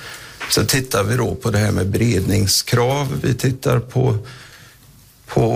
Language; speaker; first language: Swedish; native; Swedish